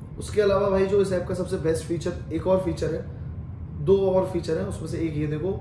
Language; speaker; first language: Hindi; native; Hindi